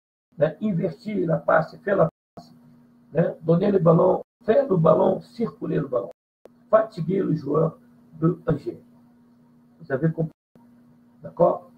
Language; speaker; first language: French; non-native, fluent; Portuguese